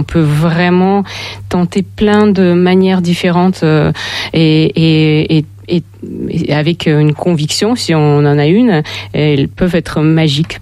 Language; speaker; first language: French; non-native, fluent; Russian